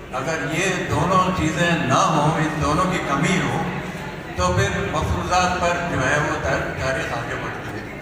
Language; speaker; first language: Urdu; non-native, local second language; Baluchi